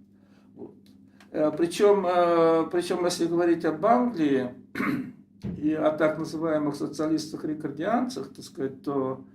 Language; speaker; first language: Russian; native; Russian